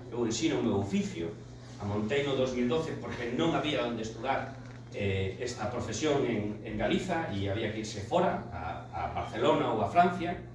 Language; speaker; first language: Galician; non-native, local second language; Spanish